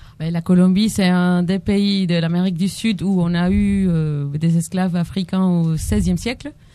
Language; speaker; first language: French; non-native, fluent; Spanish